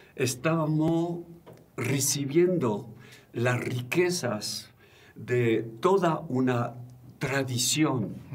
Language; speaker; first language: Spanish; non-native, fluent; French